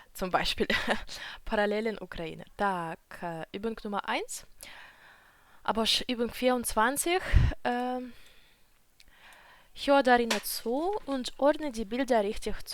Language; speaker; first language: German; non-native, fluent; Ukrainian